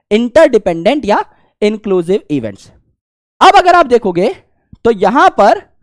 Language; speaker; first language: Hindi; native; Hindi